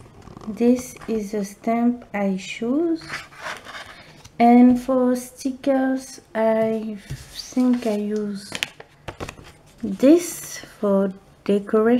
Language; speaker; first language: English; non-native, learner; French